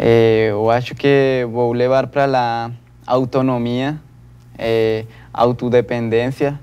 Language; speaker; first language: Portuguese; non-native, learner; Spanish